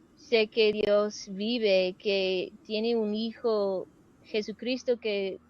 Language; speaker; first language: Spanish; non-native, fluent; English